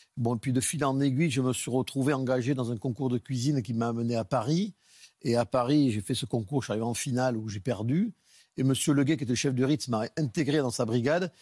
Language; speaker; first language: French; native; French